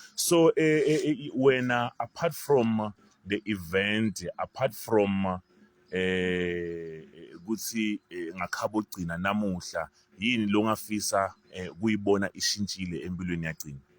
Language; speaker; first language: Zulu; non-native, local second language; Swati